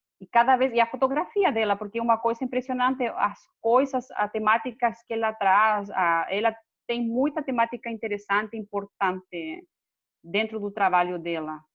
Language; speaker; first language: Portuguese; non-native, fluent; Spanish